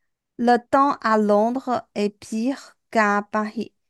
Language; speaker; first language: French; non-native, fluent; Chinese